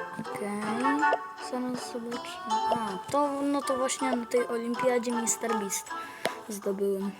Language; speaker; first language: Polish; native; Polish